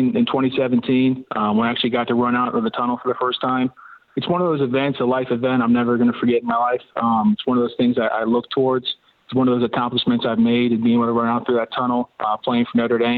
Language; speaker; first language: English; native; English